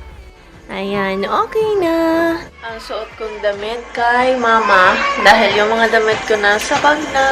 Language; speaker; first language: Filipino; early bilingual, heritage; Filipino